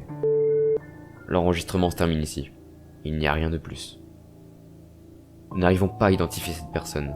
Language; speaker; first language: French; native; French